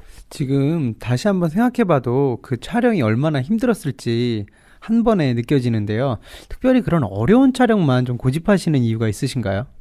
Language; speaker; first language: Korean; native; Korean